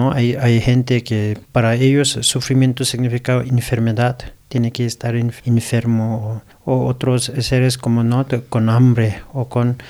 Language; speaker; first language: Spanish; non-native, learner; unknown